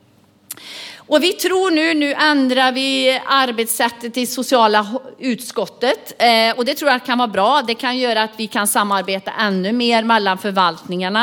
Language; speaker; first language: Swedish; native; Swedish